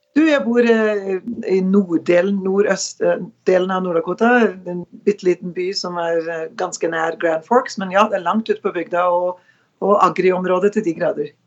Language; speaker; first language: Norwegian; native; Norwegian